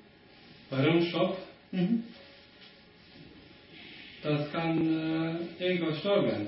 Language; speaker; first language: German; non-native, learner; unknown